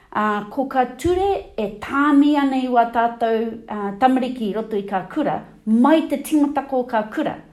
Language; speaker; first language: Māori; non-native, local second language; English